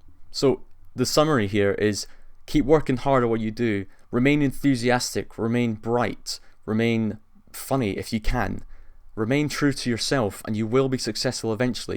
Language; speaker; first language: English; native; English